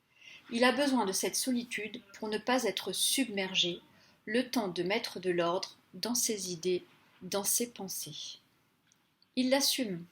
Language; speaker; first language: French; native; French